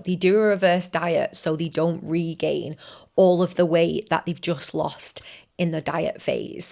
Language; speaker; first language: English; native; English